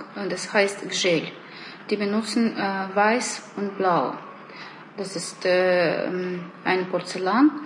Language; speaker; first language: German; non-native, learner; Russian